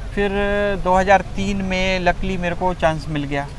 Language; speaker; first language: Hindi; native; Hindi